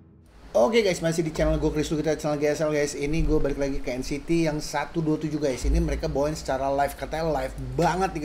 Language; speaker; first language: Indonesian; native; Indonesian